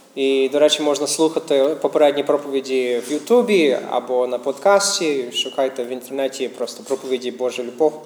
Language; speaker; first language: Ukrainian; non-native, fluent; English